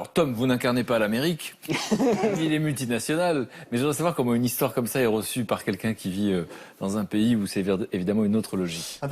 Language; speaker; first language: French; native; French